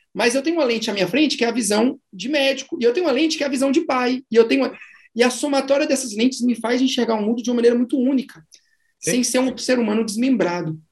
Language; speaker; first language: Portuguese; native; Portuguese